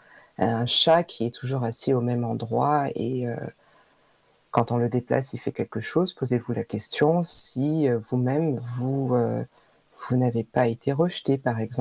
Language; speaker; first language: French; native; French